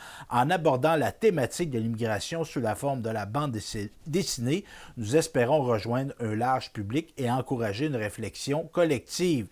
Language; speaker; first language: French; native; French